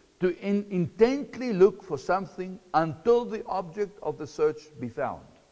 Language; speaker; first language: English; non-native, local second language; Afrikaans